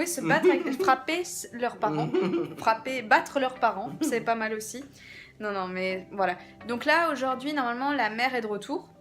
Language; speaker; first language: French; native; French